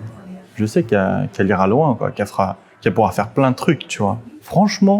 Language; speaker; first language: French; native; French